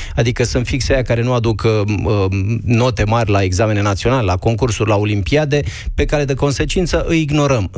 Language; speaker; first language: Romanian; native; Romanian